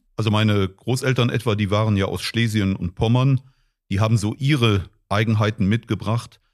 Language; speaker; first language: German; native; German